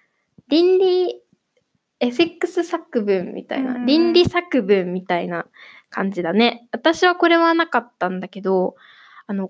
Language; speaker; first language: Japanese; native; Japanese